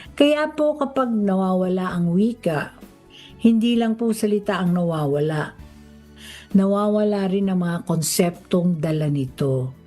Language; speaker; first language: Filipino; native; Filipino